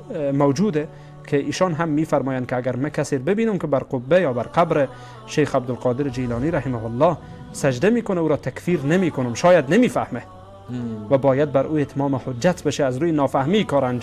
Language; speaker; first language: Persian; native; Persian